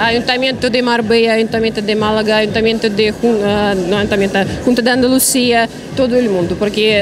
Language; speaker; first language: Spanish; non-native, learner; Russian